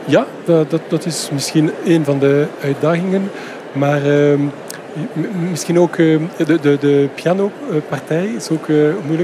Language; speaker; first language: Dutch; non-native, fluent; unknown